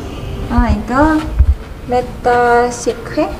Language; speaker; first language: Korean; non-native, learner; Filipino